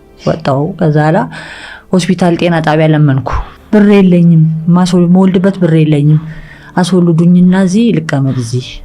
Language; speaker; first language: Amharic; early bilingual, other home language; English